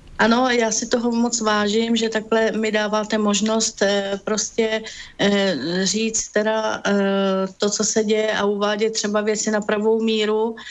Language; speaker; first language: Czech; native; Czech